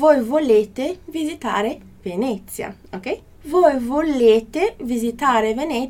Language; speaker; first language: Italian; non-native, fluent; Portuguese